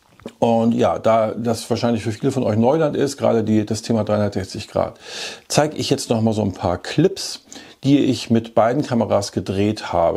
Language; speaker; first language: German; native; German